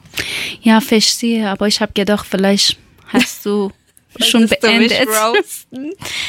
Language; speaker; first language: German; non-native, learner; Persian